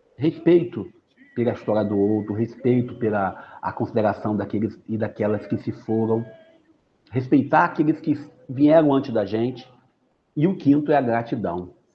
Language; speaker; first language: Portuguese; native; Portuguese